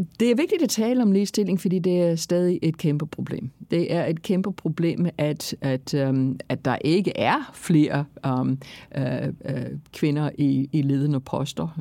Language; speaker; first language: Danish; non-native, fluent; English